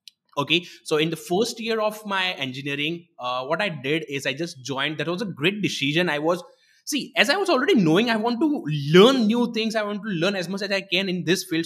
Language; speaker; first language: English; non-native, local second language; Gujarati